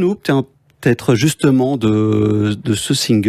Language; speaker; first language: French; native; French